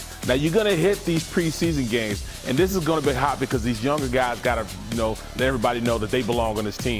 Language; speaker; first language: English; native; English